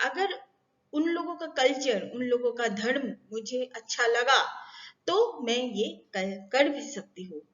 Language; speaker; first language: Hindi; non-native, local second language; Bangla